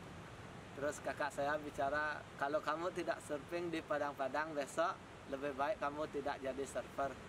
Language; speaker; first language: Indonesian; non-native, local second language; Balinese